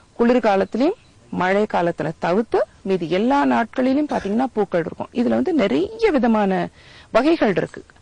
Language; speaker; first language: Tamil; native; Tamil